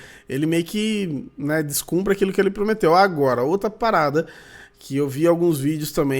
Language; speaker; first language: Portuguese; native; Portuguese